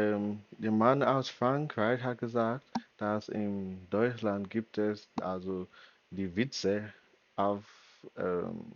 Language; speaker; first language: German; non-native, learner; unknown